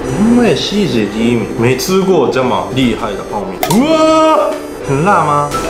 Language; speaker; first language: Chinese; non-native, fluent; Japanese